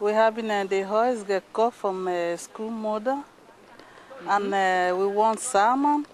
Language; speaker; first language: Dutch; non-native, learner; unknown